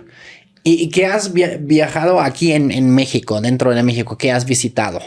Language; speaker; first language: Spanish; native; Spanish